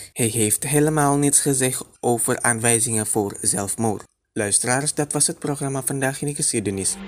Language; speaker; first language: Dutch; non-native, fluent; Indonesian